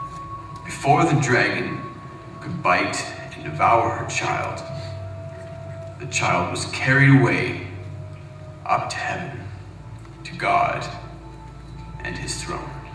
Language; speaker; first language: English; native; English